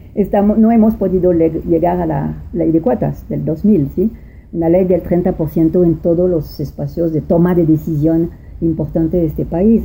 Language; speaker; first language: Spanish; non-native, fluent; French